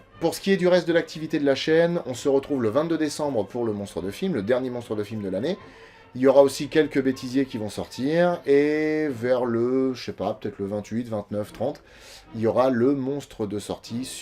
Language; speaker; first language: French; native; French